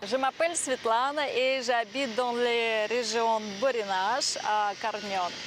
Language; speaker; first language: French; non-native, learner; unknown